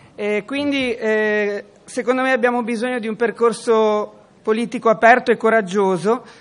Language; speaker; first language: Italian; native; Italian